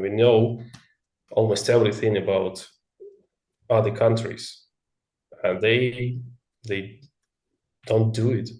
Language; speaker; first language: English; non-native, learner; Russian